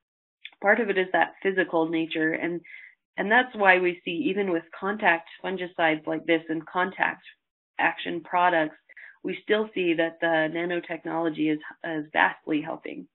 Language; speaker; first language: English; native; English